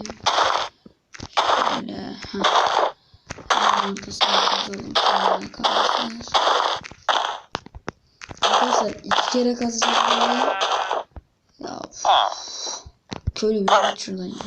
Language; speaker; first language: Turkish; native; Turkish